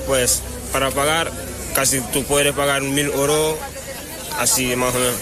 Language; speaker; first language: Spanish; non-native, learner; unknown